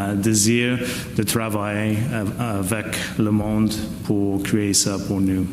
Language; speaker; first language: French; non-native, fluent; English